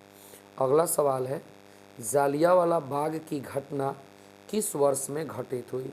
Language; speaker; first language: Hindi; native; Hindi